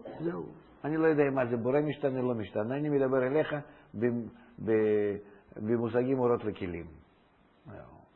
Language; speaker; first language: Hebrew; non-native, fluent; Russian